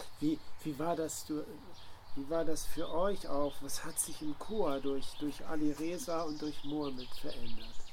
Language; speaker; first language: German; native; German